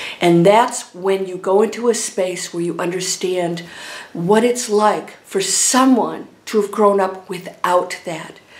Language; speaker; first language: English; native; English